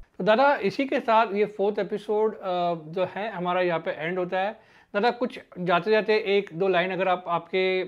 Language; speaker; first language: Hindi; native; Hindi